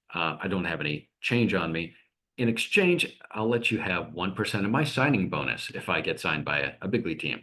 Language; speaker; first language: English; native; English